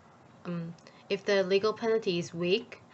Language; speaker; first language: English; non-native, learner; Korean